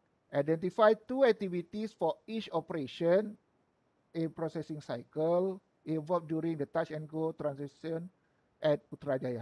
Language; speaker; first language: English; non-native, local second language; Malay